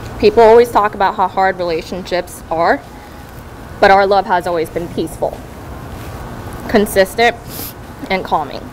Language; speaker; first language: English; native; English